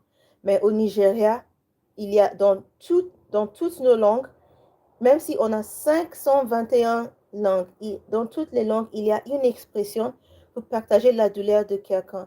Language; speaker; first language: French; non-native, learner; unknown